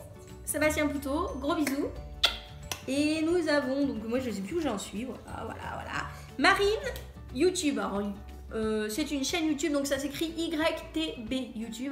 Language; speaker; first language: French; native; French